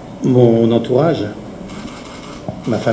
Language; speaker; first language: French; native; French